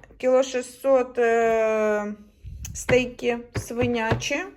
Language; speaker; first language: Ukrainian; native; Ukrainian